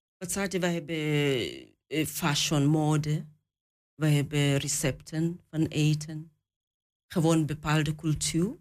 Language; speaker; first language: Dutch; non-native, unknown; Swahili